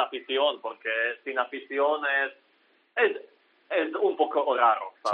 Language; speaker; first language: Spanish; non-native, learner; Slovak